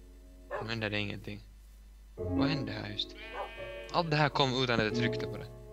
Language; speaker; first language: Swedish; non-native, local second language; Finnish